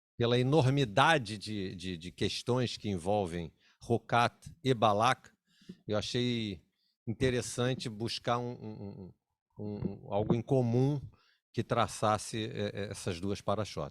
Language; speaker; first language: Portuguese; native; Portuguese